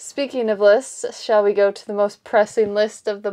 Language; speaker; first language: English; native; English